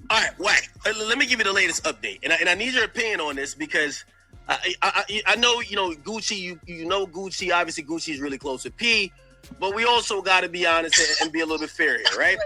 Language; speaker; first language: English; native; English